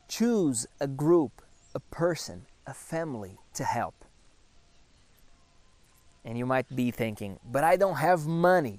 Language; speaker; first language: English; non-native, fluent; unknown